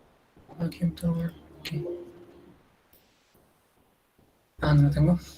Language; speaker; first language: Spanish; native; Spanish